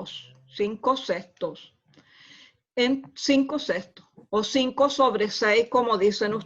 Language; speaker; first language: Spanish; native; Spanish